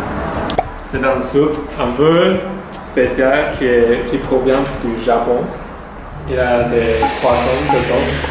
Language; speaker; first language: French; non-native, learner; Chinese